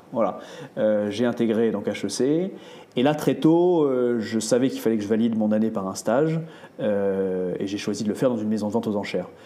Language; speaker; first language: French; native; French